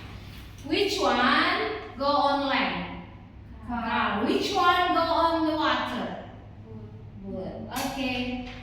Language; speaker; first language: English; non-native, learner; Indonesian